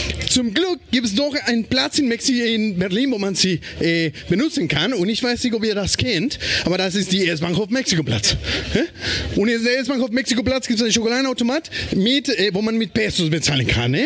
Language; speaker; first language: German; non-native, fluent; Spanish